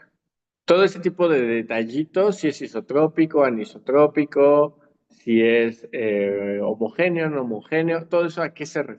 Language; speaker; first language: Spanish; native; Spanish